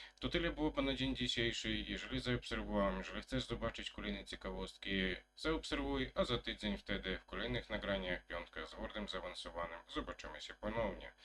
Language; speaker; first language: Polish; native; Polish